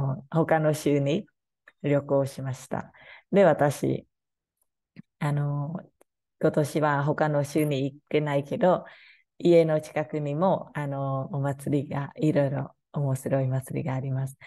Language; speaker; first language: Japanese; non-native, learner; Khmer